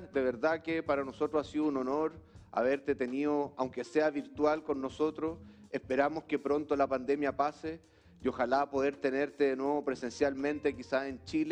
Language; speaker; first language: Spanish; native; Spanish